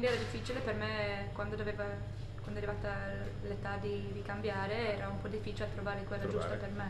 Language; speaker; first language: Italian; non-native, fluent; English